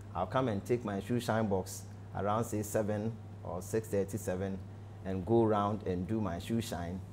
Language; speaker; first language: English; non-native, local second language; Akan